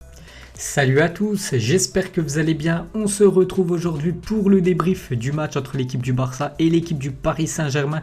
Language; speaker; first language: French; native; French